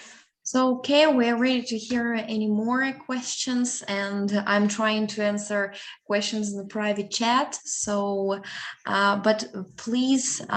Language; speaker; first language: English; non-native, fluent; Russian